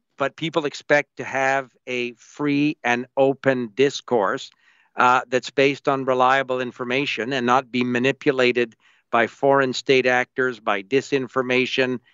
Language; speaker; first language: English; native; English